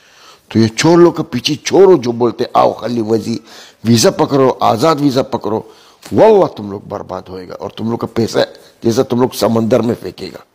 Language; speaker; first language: Hindi; non-native, learner; Arabic